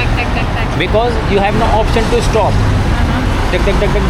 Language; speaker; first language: English; non-native, learner; Hindi